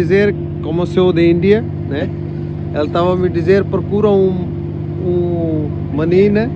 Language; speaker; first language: Portuguese; non-native, learner; Punjabi